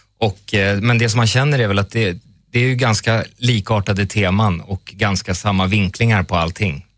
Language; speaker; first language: Swedish; native; Swedish